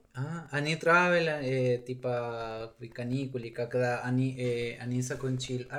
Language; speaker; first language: Russian; non-native, learner; Spanish